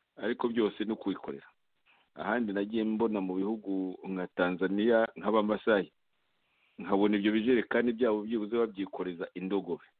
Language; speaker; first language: Kinyarwanda; native; Kinyarwanda